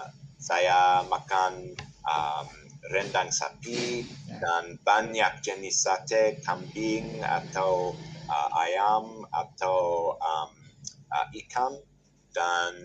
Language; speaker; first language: Indonesian; non-native, learner; English